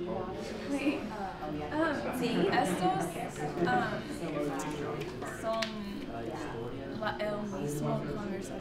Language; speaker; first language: Spanish; non-native, learner; English